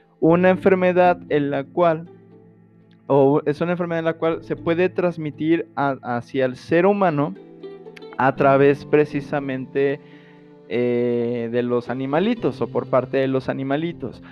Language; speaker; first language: Spanish; native; Spanish